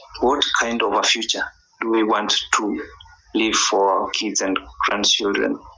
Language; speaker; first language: English; non-native, local second language; Swahili